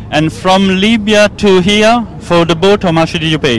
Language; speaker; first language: English; non-native, learner; Italian